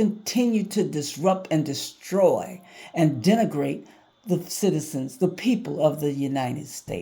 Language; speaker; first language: English; native; English